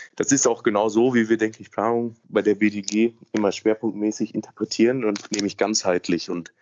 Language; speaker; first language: German; native; German